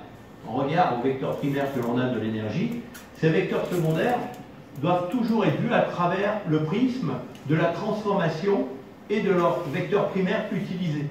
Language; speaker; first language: French; native; French